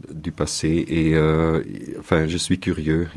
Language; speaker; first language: French; non-native, local second language; Dutch